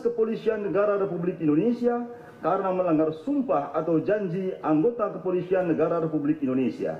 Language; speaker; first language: Indonesian; native; Indonesian